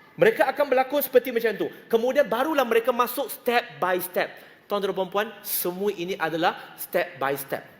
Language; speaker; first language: Malay; non-native, local second language; Chinese